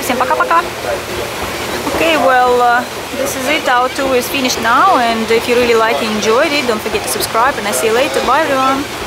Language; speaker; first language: English; non-native, fluent; Russian